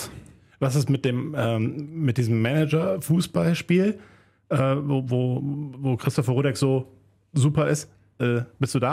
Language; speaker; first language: German; native; German